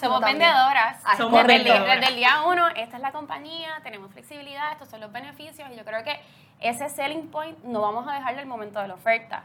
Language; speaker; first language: Spanish; native; Spanish